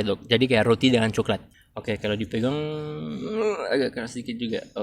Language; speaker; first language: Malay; non-native, fluent; French